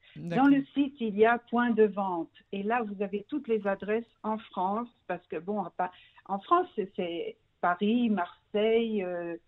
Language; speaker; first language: French; native; French